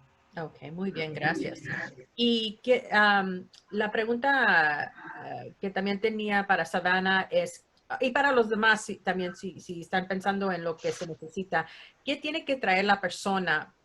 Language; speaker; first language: Spanish; early bilingual, heritage; Spanish